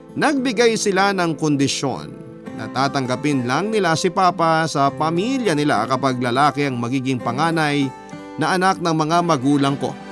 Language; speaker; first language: Filipino; native; Filipino